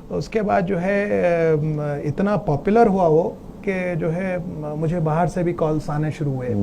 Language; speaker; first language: Hindi; non-native, local second language; Urdu